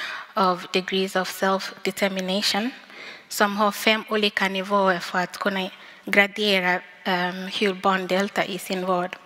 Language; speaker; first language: Swedish; non-native, fluent; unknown